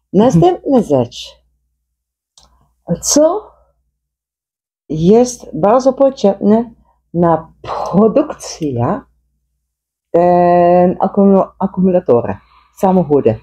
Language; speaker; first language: Polish; non-native, learner; Dutch